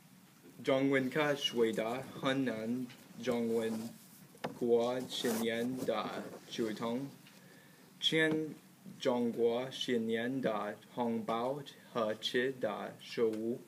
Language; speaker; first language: Chinese; non-native, learner; English